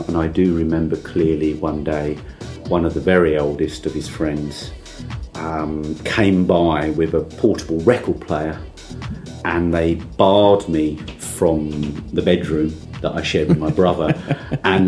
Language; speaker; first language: English; native; English